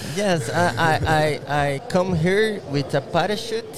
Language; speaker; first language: English; non-native, learner; Portuguese